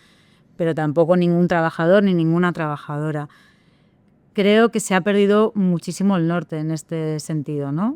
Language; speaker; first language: Spanish; native; Spanish